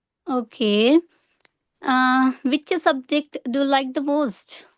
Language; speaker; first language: English; non-native, learner; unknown